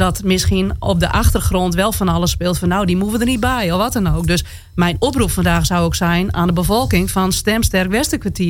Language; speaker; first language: Dutch; native; Dutch